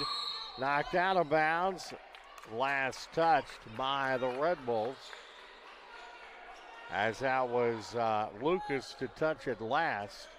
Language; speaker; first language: English; native; English